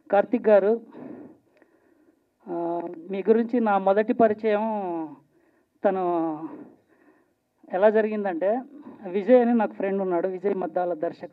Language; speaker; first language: Telugu; native; Telugu